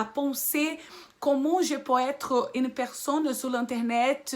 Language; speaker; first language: French; non-native, fluent; Portuguese